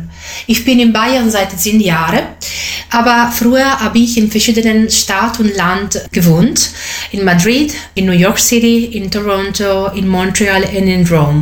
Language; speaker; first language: German; non-native, fluent; Italian